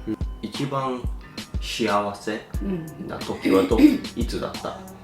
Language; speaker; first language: Japanese; early bilingual, heritage; English